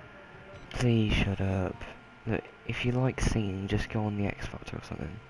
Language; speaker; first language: English; native; English